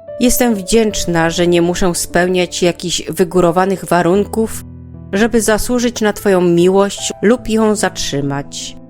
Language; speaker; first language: Polish; native; Polish